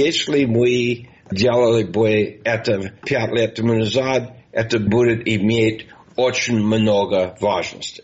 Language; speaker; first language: Russian; non-native, fluent; English